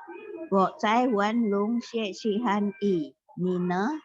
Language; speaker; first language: Chinese; non-native, learner; Indonesian